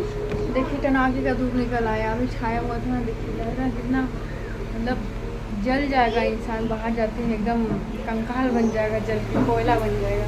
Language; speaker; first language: Hindi; native; Hindi